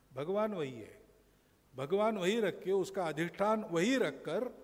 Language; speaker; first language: Hindi; non-native, local second language; Marathi